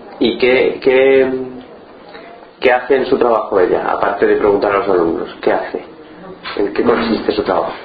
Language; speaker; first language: Spanish; native; Spanish